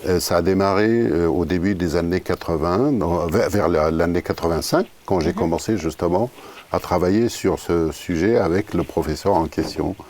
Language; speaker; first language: French; non-native, fluent; Arabic